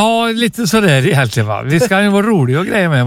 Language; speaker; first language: Swedish; native; Swedish